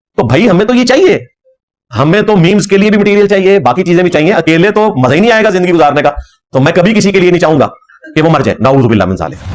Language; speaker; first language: Urdu; non-native, local second language; Punjabi